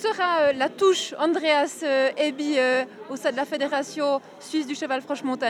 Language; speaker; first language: French; native; French